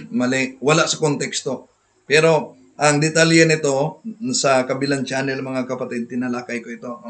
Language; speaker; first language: Filipino; non-native, local second language; Cebuano